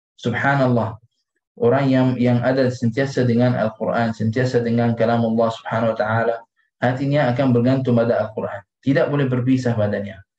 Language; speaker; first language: Malay; non-native, fluent; Arabic